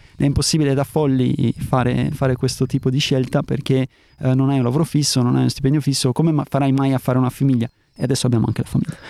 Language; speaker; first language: Italian; early bilingual, heritage; Italian